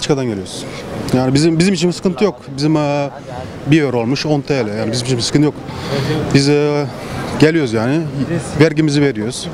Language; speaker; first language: Turkish; early bilingual, heritage; Turkish